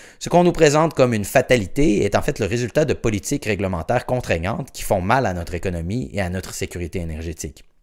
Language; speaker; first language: French; native; French